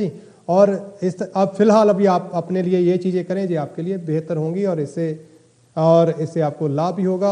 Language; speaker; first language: Hindi; native; Hindi